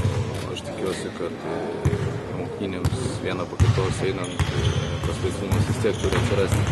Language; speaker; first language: Lithuanian; native; Lithuanian